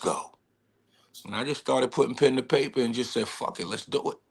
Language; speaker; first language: English; native; English